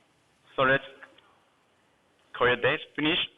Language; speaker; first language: English; non-native, learner; Chinese